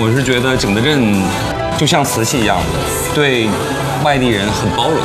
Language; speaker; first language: Chinese; native; Chinese